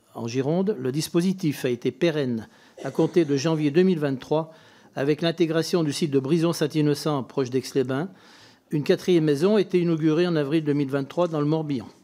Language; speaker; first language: French; native; French